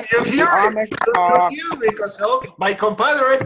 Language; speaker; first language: English; non-native, learner; Spanish